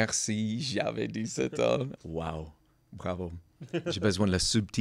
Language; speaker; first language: French; non-native, learner; English